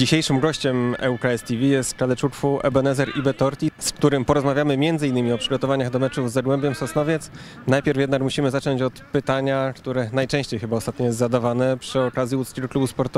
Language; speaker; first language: Polish; native; Polish